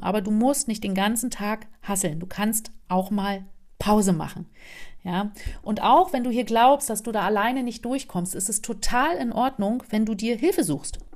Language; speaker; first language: German; native; German